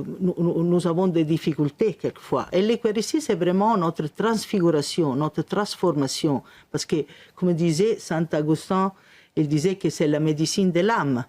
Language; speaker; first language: French; non-native, fluent; Italian